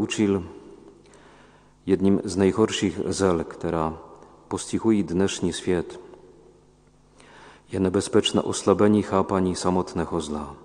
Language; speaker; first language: Czech; non-native, fluent; Polish